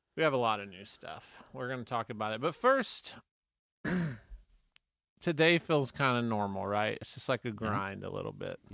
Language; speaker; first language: English; native; English